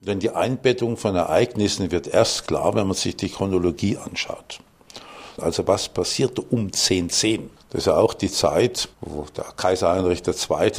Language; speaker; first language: German; native; German